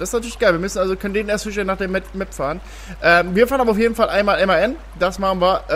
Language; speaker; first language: German; native; German